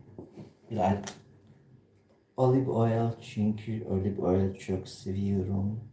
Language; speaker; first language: Turkish; non-native, learner; Filipino